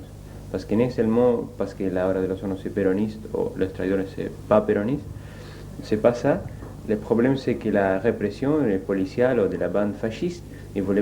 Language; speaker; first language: French; non-native, learner; Spanish